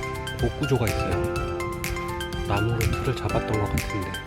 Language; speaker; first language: Korean; native; Korean